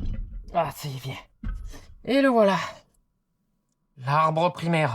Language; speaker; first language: French; native; French